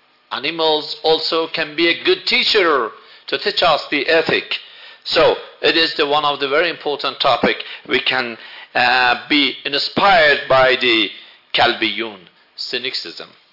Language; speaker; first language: English; non-native, fluent; Persian